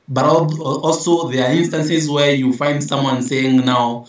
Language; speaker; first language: English; non-native, local second language; Meru